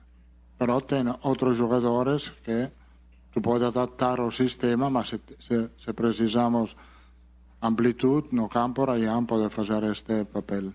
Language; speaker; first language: Portuguese; non-native, fluent; Italian